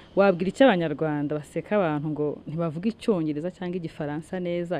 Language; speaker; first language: Kinyarwanda; native; Kinyarwanda